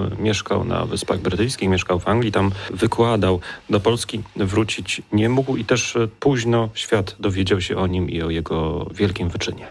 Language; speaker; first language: Polish; native; Polish